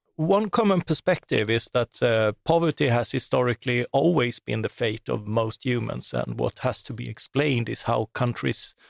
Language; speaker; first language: English; non-native, fluent; Swedish